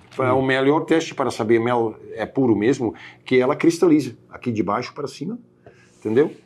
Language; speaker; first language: Portuguese; non-native, fluent; Dutch